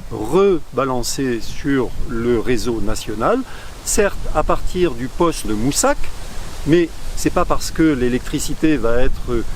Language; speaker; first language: French; native; French